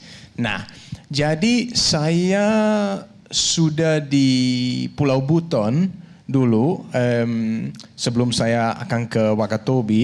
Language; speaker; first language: Indonesian; non-native, fluent; Danish